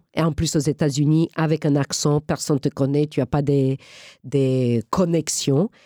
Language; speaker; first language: French; non-native, fluent; Romanian